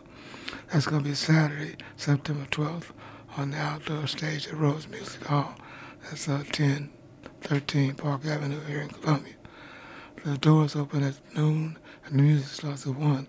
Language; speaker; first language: English; native; English